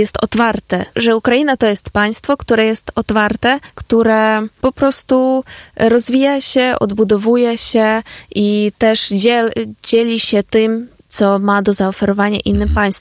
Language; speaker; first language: Polish; non-native, fluent; Ukrainian